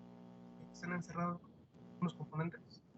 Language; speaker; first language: Spanish; native; Spanish